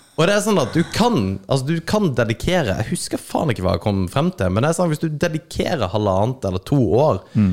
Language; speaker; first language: Norwegian; native; Norwegian